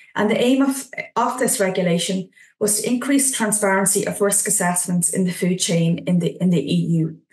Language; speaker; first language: English; native; English